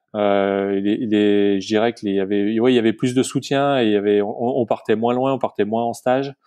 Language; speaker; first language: French; native; French